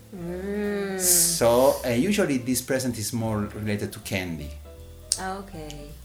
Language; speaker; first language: English; non-native, learner; Italian